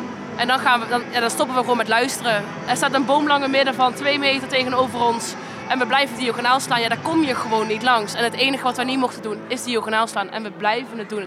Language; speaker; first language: Dutch; native; Dutch